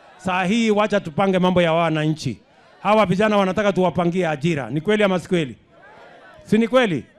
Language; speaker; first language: Swahili; non-native, local second language; Kalenjin